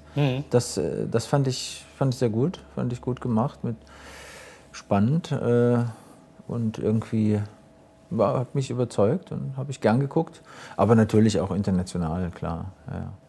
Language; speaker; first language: German; native; German